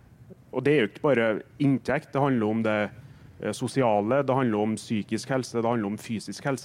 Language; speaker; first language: Norwegian; native; Norwegian